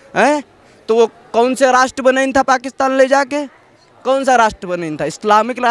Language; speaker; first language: Hindi; native; Hindi